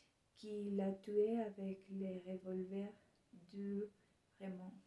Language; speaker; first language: French; non-native, learner; Spanish